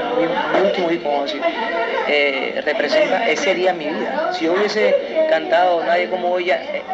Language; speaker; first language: Spanish; early bilingual, heritage; Spanish